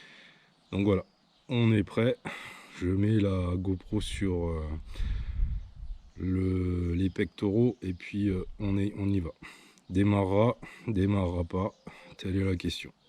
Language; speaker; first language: French; native; French